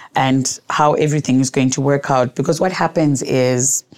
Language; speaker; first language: English; non-native, local second language; Shona